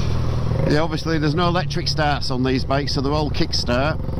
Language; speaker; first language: English; native; English